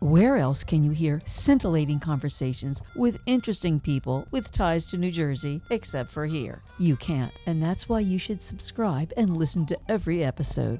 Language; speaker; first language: English; native; English